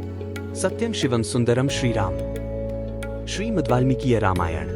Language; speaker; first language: Hindi; native; Hindi